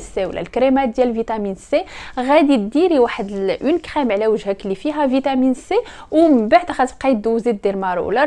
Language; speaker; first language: Arabic; native; Arabic